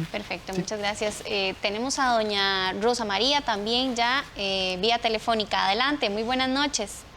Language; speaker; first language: Spanish; native; Spanish